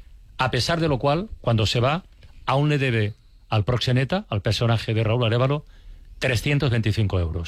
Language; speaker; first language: Spanish; native; Spanish